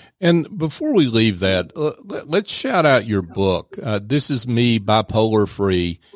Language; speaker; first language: English; native; English